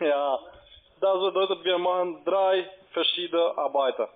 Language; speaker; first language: German; non-native, learner; Albanian